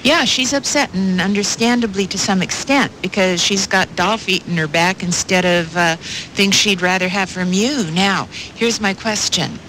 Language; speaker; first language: English; native; English